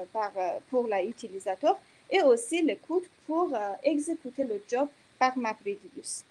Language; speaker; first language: French; non-native, fluent; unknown